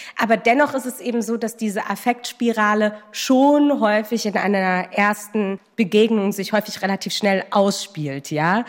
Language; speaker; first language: German; native; German